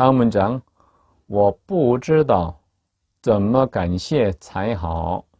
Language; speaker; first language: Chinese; non-native, fluent; Korean